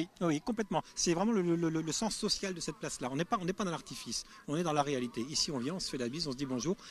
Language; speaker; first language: French; native; French